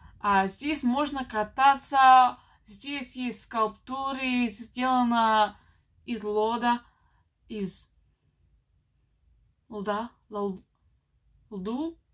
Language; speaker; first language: Russian; non-native, learner; English